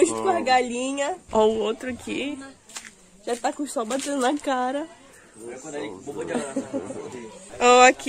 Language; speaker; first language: Portuguese; native; Portuguese